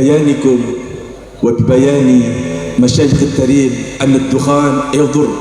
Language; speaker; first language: Arabic; non-native, fluent; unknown